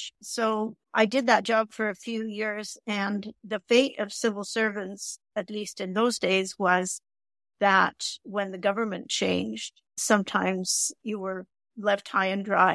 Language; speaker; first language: English; native; English